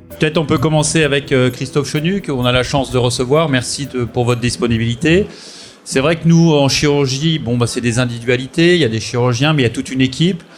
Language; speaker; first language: French; native; French